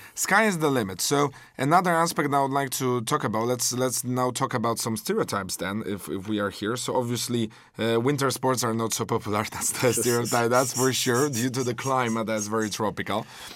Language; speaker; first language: English; non-native, fluent; Polish